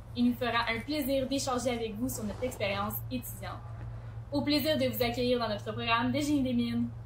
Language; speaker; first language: French; native; French